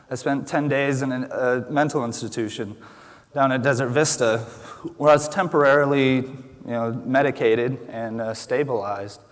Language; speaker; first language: English; native; English